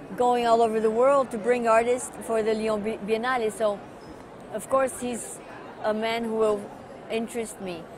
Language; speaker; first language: English; non-native, fluent; Portuguese